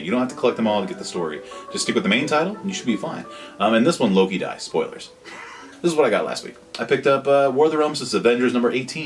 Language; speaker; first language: English; native; English